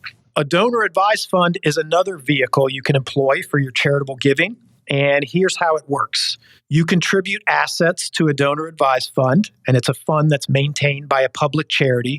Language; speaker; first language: English; native; English